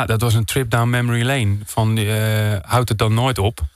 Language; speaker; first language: Dutch; native; Dutch